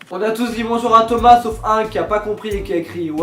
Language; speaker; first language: French; native; French